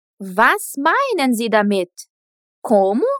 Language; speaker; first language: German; non-native, fluent; Portuguese